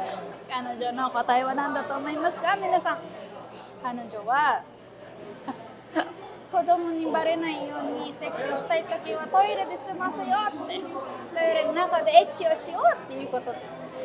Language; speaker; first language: Japanese; non-native, fluent; Filipino